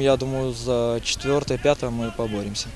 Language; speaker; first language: Russian; native; Russian